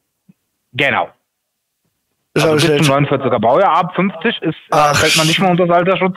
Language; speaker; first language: German; native; German